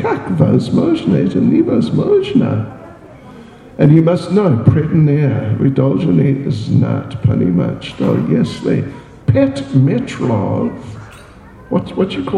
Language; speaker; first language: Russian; non-native, learner; English